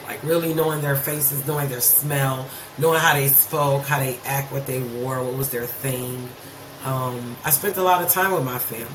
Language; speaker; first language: English; native; English